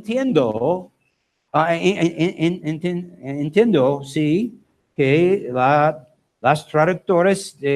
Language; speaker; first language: Spanish; non-native, learner; English